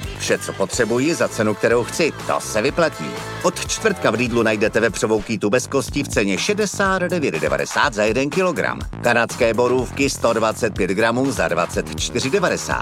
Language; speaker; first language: Czech; native; Czech